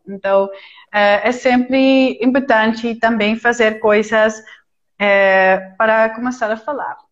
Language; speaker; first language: Portuguese; non-native, fluent; Dutch